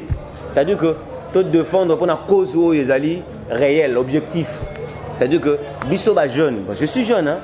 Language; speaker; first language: French; non-native, local second language; Lingala